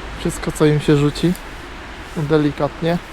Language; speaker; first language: Polish; native; Polish